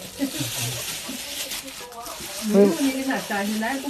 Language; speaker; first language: Chinese; native; Chinese